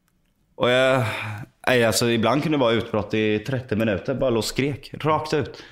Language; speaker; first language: Swedish; native; Swedish